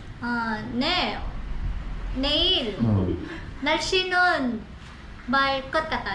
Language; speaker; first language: Korean; non-native, learner; Filipino